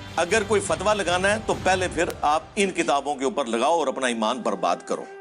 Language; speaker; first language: Urdu; non-native, local second language; Punjabi